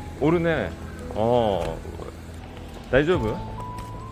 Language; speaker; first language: Japanese; non-native, learner; Korean